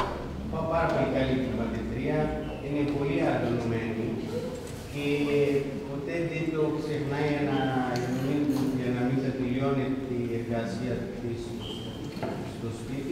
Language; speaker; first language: Greek; non-native, learner; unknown